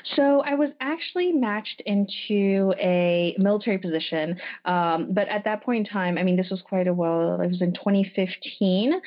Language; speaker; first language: English; early bilingual, other home language; French